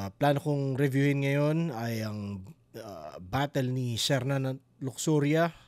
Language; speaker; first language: Filipino; native; Filipino